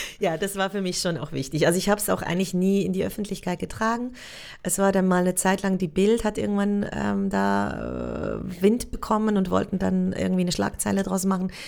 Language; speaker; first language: German; native; German